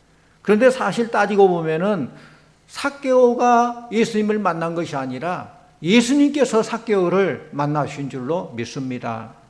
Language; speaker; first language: Korean; native; Korean